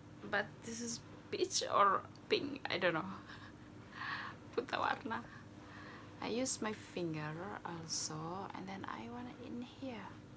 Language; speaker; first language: English; non-native, learner; Indonesian